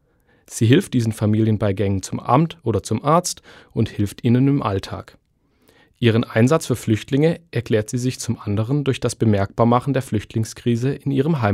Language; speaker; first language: German; native; German